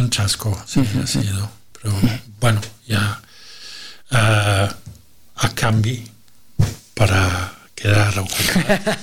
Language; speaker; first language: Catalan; non-native, learner; French